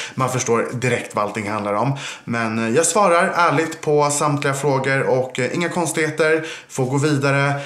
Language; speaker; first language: Swedish; native; Swedish